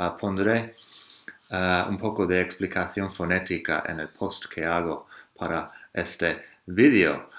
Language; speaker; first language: Spanish; non-native, fluent; English